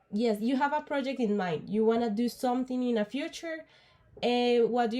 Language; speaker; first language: English; non-native, learner; Spanish